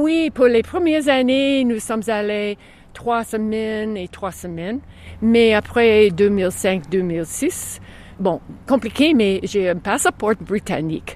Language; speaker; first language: French; non-native, fluent; English